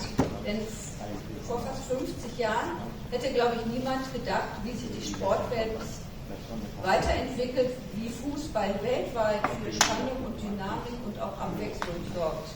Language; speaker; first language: German; native; German